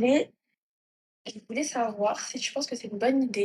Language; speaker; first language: French; native; French